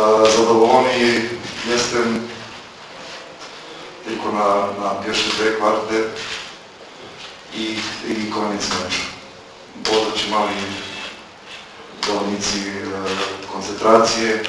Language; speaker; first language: Polish; non-native, fluent; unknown